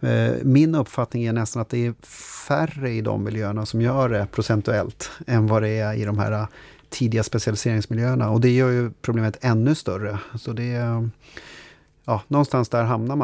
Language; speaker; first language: Swedish; native; Swedish